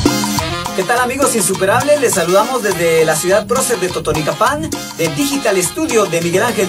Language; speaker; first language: Spanish; native; Spanish